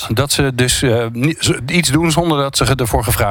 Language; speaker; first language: Dutch; native; Dutch